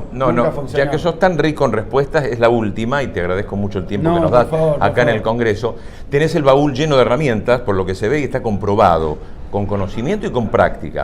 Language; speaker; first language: Spanish; native; Spanish